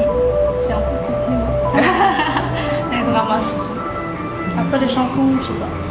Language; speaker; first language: French; non-native, fluent; Korean